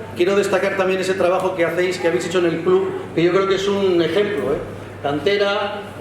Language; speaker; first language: Spanish; native; Spanish